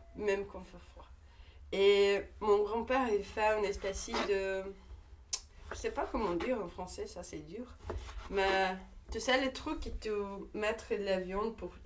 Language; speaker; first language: French; non-native, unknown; Portuguese